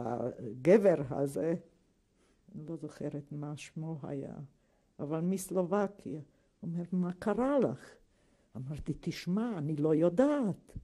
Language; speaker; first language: Hebrew; non-native, fluent; Hungarian